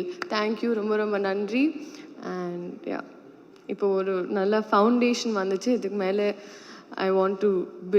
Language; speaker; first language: Tamil; non-native, fluent; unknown